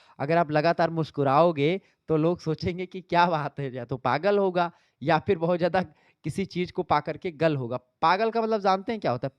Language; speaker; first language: Hindi; native; Hindi